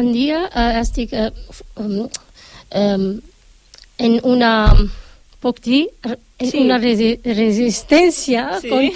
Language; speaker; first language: Catalan; non-native, fluent; Arabic